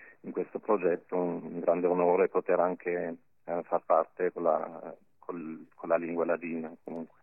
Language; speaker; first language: Italian; non-native, local second language; Ladin